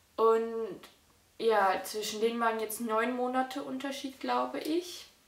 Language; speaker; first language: German; early bilingual, other home language; Russian